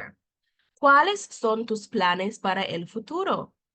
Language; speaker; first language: Spanish; non-native, fluent; English